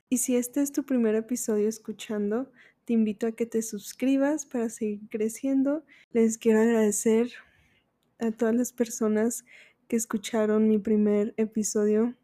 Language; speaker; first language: Spanish; early bilingual, heritage; Spanish